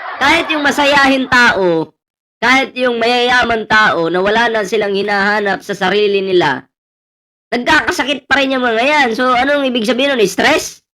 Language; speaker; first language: Filipino; native; Filipino